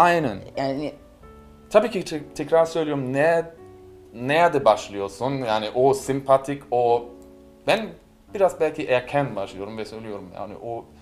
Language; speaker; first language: Turkish; non-native, learner; German